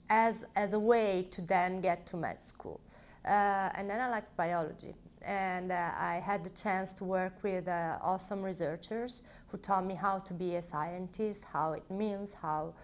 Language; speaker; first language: English; non-native, fluent; Italian